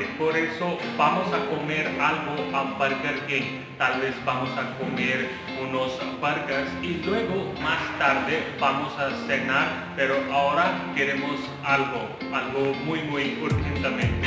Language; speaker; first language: Spanish; non-native, fluent; Hindi